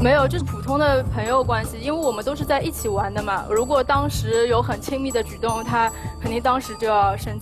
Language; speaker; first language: Chinese; native; Chinese